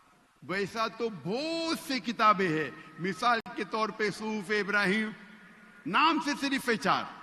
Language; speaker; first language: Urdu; non-native, local second language; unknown